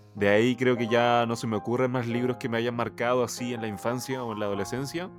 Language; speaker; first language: Spanish; early bilingual, other home language; Chinese